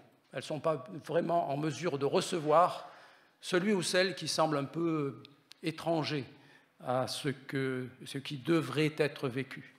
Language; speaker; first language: French; native; French